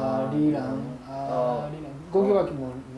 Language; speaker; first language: Korean; early bilingual, heritage; Japanese